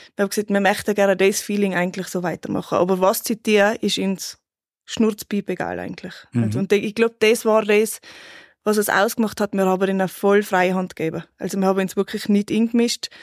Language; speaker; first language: German; native; German